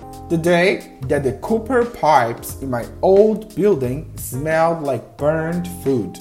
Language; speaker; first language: English; non-native, fluent; Portuguese